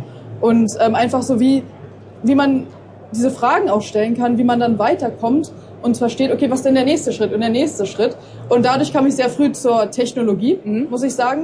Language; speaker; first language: German; native; German